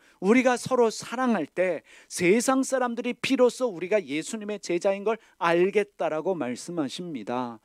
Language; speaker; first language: Korean; native; Korean